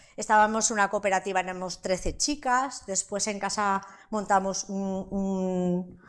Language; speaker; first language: Spanish; non-native, local second language; Catalan